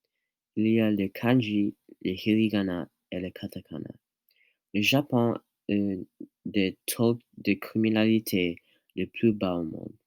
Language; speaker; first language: French; non-native, learner; English